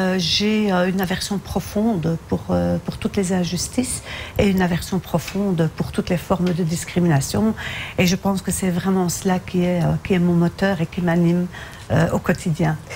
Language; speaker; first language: French; early bilingual, other home language; Arabic